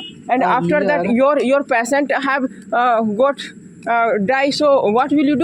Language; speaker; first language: English; non-native, learner; Hindi